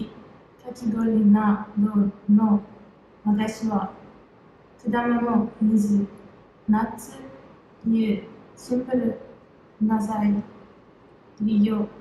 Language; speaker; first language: Japanese; non-native, learner; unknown